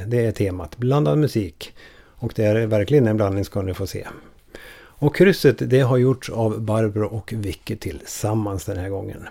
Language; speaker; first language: Swedish; native; Swedish